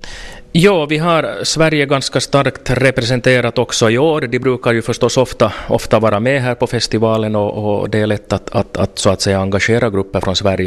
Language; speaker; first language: Swedish; native; Swedish